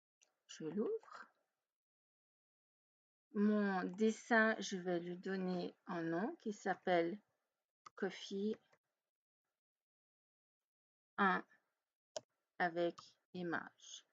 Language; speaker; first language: French; native; French